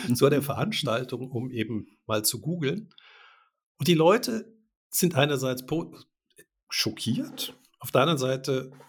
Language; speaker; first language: German; native; German